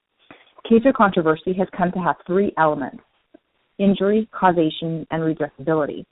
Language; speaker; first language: English; native; English